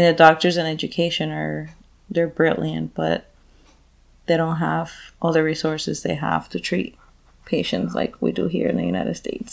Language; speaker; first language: English; non-native, fluent; Spanish